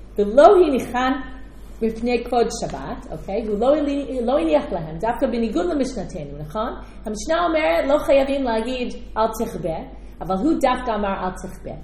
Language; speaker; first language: Hebrew; non-native, fluent; English